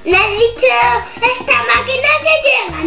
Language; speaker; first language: Spanish; native; Spanish